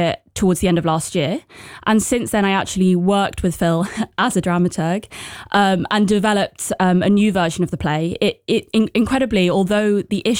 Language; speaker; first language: English; native; English